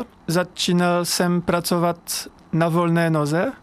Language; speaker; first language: Czech; non-native, learner; French